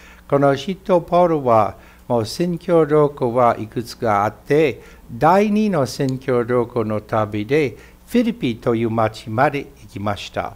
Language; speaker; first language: Japanese; non-native, fluent; English